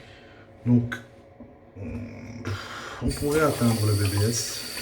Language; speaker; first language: French; native; French